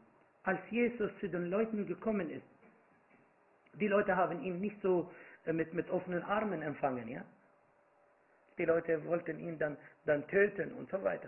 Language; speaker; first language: German; non-native, fluent; Arabic